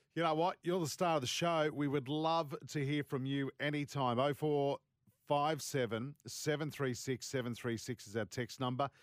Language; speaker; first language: English; native; English